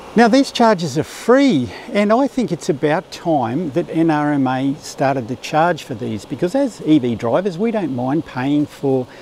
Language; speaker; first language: English; native; English